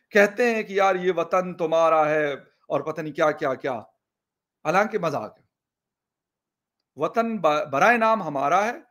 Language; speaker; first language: Urdu; non-native, local second language; Pashto